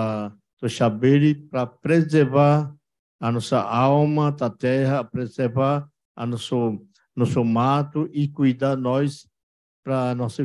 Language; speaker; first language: Portuguese; non-native, local second language; Yanomámi